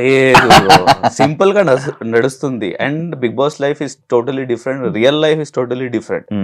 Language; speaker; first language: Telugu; non-native, learner; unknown